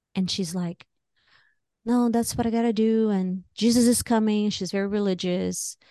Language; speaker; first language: English; non-native, fluent; Portuguese